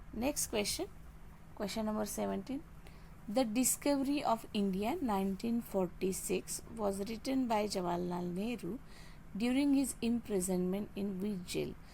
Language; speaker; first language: Hindi; non-native, local second language; Marathi